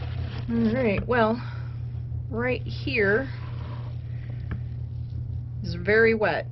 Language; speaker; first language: English; native; English